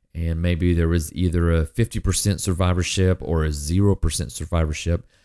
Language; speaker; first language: English; native; English